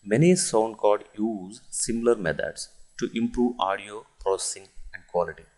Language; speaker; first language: English; non-native, local second language; Telugu